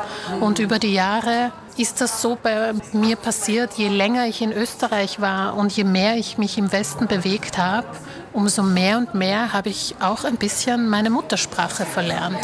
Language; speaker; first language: German; early bilingual, other home language; Slovak